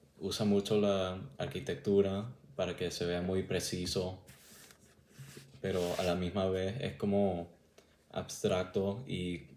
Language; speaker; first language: Spanish; non-native, learner; English